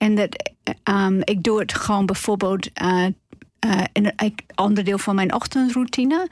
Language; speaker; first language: Dutch; non-native, fluent; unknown